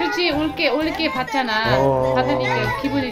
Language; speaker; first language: Korean; non-native, fluent; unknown